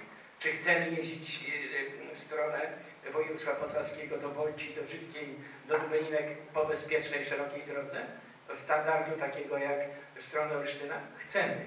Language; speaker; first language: Polish; native; Polish